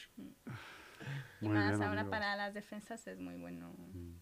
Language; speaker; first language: Spanish; early bilingual, other home language; Romanian